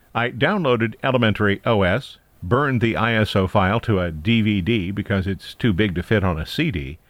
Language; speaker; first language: English; native; English